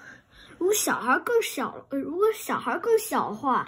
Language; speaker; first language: Chinese; early bilingual, heritage; Chinese